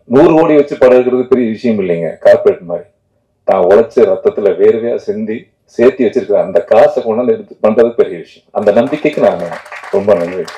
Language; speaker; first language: Tamil; native; Tamil